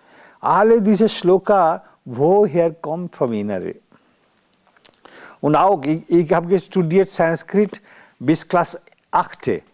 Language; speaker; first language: German; non-native, learner; Bangla